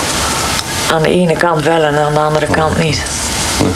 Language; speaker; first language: Dutch; native; Dutch